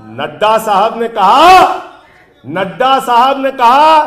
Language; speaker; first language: Hindi; native; Hindi